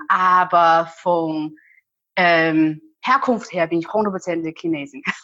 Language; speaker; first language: German; non-native, fluent; Chinese